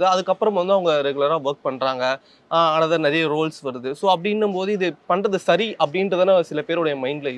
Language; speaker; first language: Tamil; native; Tamil